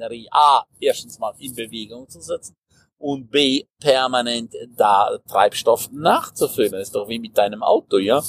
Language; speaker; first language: German; non-native, local second language; Romansh